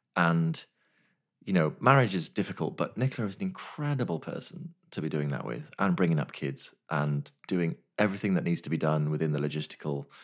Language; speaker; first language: English; native; English